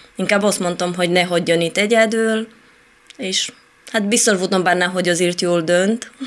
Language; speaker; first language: Hungarian; non-native, fluent; Romanian